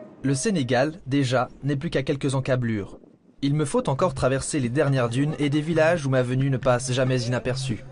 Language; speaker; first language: French; native; French